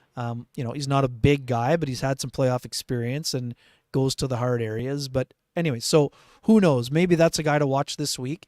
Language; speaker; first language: English; native; English